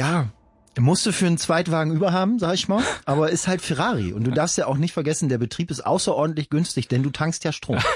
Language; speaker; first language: German; native; German